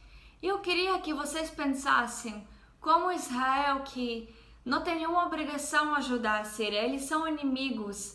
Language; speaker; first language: Portuguese; non-native, fluent; Hebrew